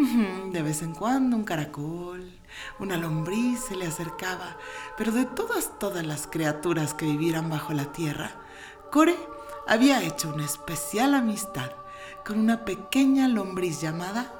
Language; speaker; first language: Spanish; native; Spanish